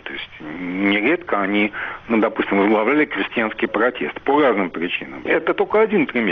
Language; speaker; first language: Russian; native; Russian